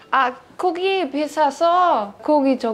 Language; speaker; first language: Korean; non-native, learner; German